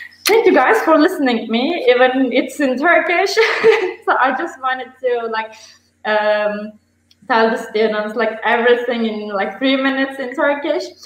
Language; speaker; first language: English; non-native, fluent; Turkish